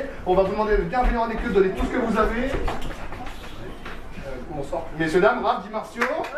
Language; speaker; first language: French; native; French